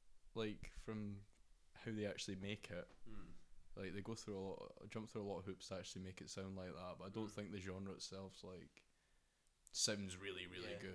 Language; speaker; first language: English; native; English